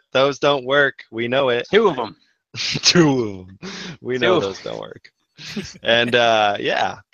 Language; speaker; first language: English; native; English